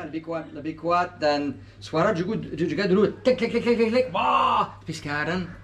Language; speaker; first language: Indonesian; non-native, learner; English